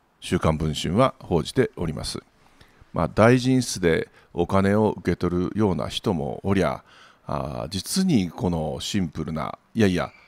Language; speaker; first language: Japanese; native; Japanese